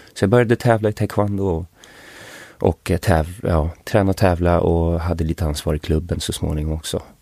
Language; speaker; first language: Swedish; early bilingual, other home language; English